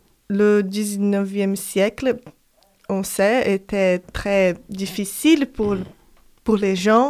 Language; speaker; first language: French; non-native, fluent; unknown